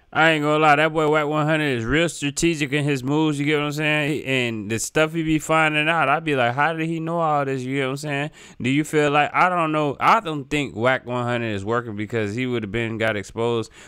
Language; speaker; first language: English; native; English